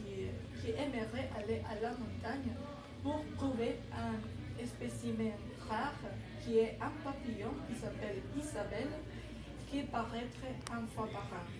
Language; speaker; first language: French; non-native, learner; Spanish